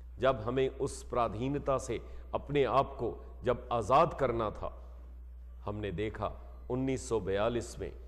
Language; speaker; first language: Hindi; non-native, local second language; Punjabi